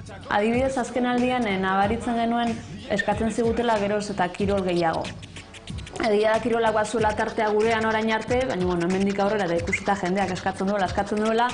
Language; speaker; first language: Basque; native; Basque